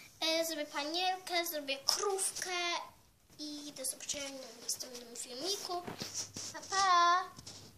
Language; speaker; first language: Polish; early bilingual, heritage; Polish